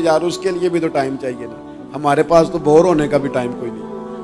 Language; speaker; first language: Urdu; native; Urdu